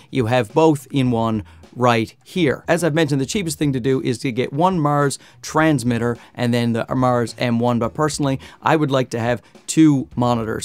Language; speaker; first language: English; native; English